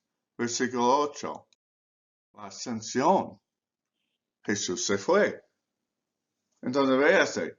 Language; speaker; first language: Spanish; non-native, fluent; English